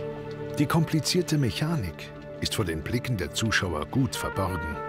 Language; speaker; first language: German; native; German